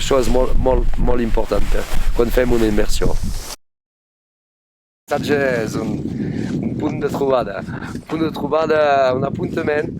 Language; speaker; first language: Catalan; non-native, fluent; French